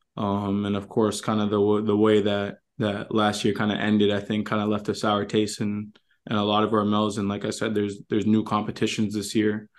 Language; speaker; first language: English; native; English